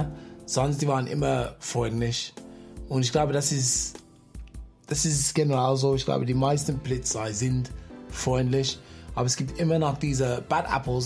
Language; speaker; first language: German; non-native, fluent; English